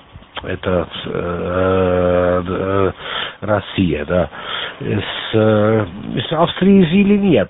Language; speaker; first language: Russian; non-native, learner; German